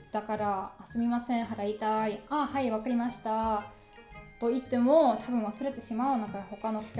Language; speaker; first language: Japanese; non-native, learner; German